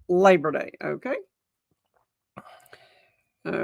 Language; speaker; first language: English; native; English